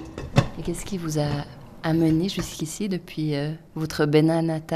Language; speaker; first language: French; native; French